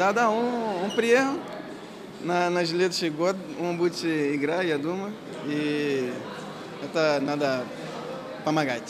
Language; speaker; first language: Russian; non-native, learner; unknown